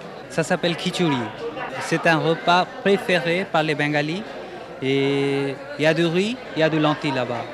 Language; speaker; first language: French; non-native, fluent; Bangla